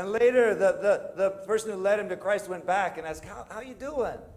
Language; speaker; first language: English; native; English